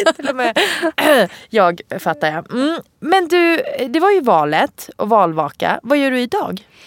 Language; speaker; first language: Swedish; early bilingual, other home language; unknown